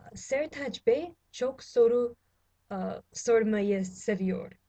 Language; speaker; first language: Turkish; non-native, fluent; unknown